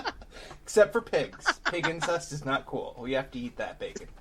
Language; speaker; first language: English; native; English